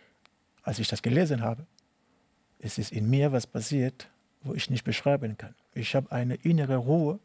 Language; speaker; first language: German; non-native, learner; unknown